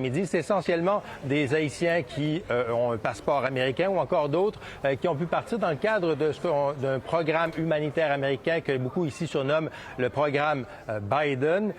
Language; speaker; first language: French; native; French